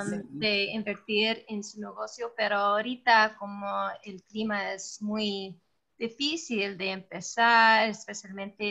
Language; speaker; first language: Spanish; non-native, learner; English